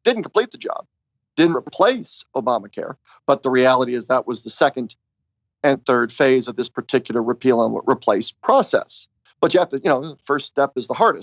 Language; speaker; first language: English; native; English